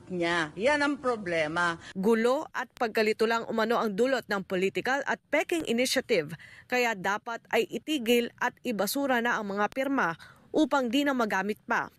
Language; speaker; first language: Filipino; native; Filipino